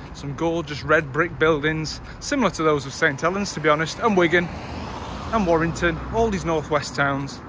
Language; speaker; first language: English; native; English